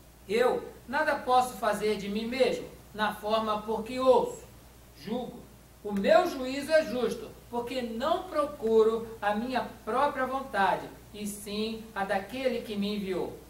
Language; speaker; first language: Portuguese; native; Portuguese